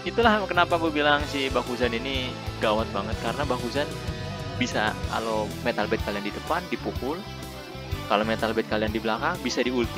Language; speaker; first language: Indonesian; native; Indonesian